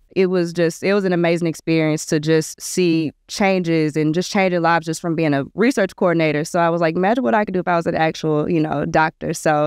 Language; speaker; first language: English; native; English